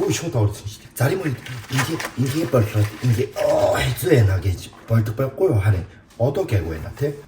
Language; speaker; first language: Mongolian; non-native, learner; Korean